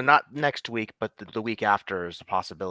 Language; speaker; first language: English; native; English